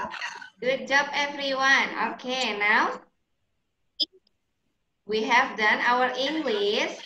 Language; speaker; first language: English; non-native, learner; Indonesian